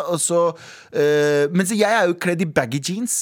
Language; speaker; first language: Norwegian; native; Norwegian